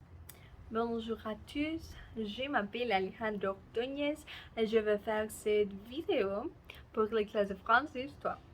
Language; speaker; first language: French; non-native, learner; Spanish